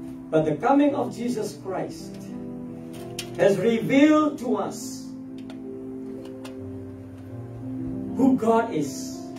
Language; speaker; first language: English; non-native, fluent; Indonesian